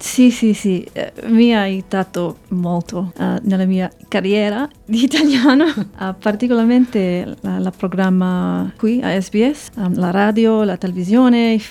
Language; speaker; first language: Italian; non-native, fluent; English